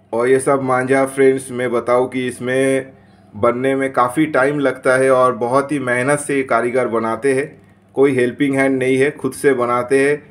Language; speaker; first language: Hindi; non-native, local second language; Bangla